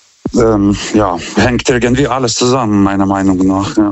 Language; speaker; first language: German; non-native, fluent; Lithuanian